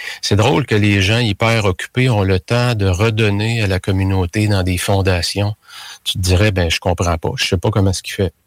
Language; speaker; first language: French; native; French